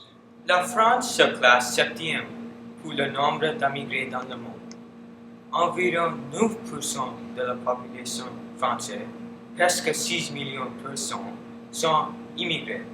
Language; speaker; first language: French; non-native, learner; English